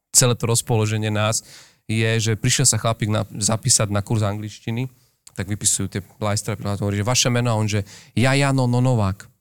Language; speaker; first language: Slovak; native; Slovak